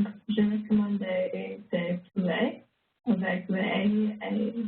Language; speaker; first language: French; non-native, learner; English